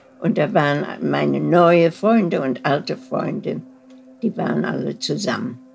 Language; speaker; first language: German; early bilingual, heritage; German